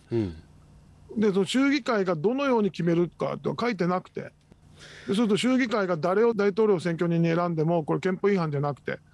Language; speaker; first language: Japanese; native; Japanese